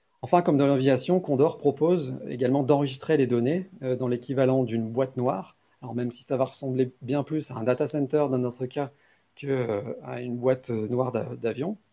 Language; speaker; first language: French; native; French